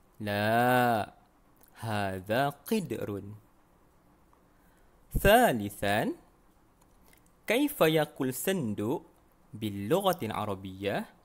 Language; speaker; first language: Arabic; non-native, fluent; Malay